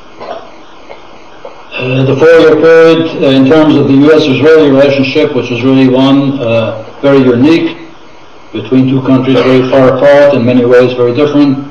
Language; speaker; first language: English; non-native, fluent; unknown